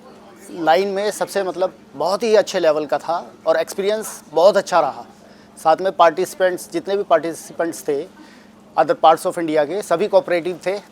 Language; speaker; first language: Hindi; native; Hindi